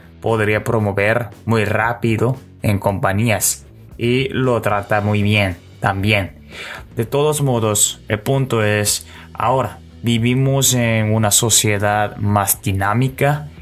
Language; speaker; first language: Spanish; non-native, learner; Korean